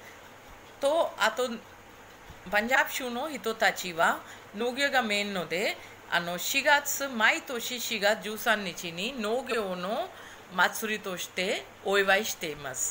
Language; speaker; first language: Japanese; non-native, fluent; Hindi